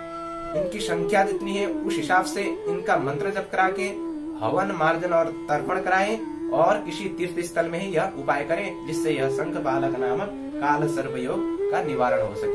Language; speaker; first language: Hindi; native; Hindi